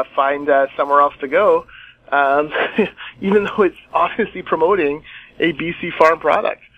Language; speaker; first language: English; native; English